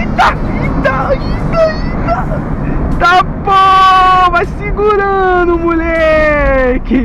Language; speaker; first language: Portuguese; native; Portuguese